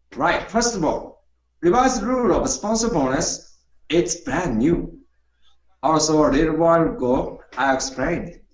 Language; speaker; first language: English; non-native, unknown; Japanese